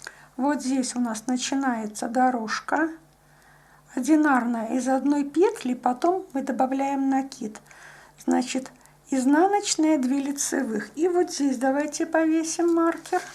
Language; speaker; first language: Russian; native; Russian